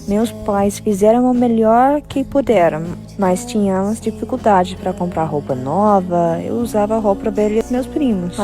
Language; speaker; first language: Portuguese; non-native, fluent; English